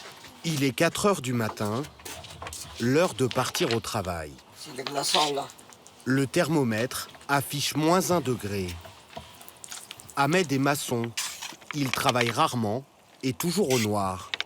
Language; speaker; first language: French; native; French